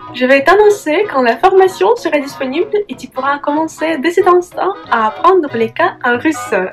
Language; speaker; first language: French; non-native, fluent; Russian